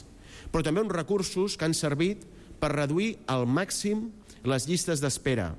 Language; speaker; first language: Catalan; native; Catalan